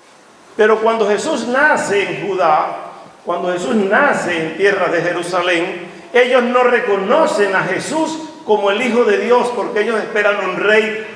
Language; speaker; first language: Spanish; native; Spanish